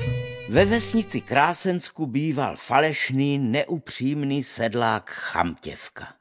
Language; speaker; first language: Czech; native; Czech